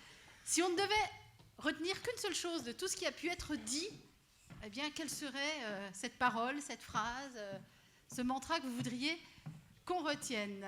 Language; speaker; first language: French; native; French